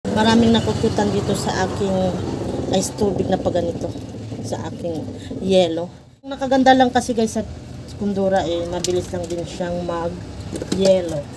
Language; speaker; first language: Filipino; non-native, local second language; Surigaonon